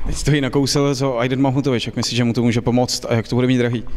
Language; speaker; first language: Czech; native; Czech